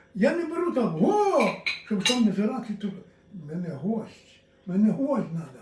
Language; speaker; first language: Russian; non-native, local second language; Ukrainian